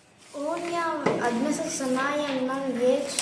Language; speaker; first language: Albanian; early bilingual, heritage; Albanian